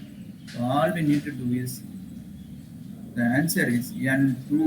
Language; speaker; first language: English; non-native, local second language; Tamil